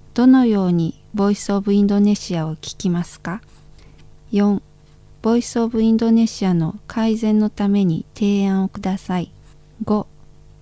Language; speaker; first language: Japanese; non-native, fluent; Indonesian